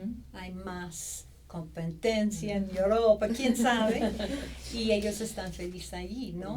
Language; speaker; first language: Spanish; non-native, fluent; English